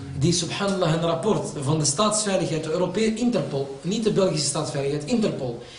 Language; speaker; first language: Dutch; early bilingual, other home language; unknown